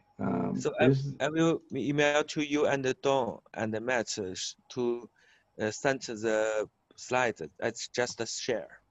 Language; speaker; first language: English; non-native, learner; Chinese